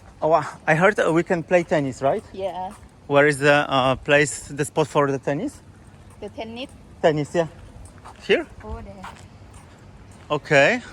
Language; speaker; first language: English; non-native, learner; Polish